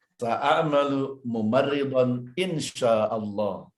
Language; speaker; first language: Arabic; non-native, fluent; Indonesian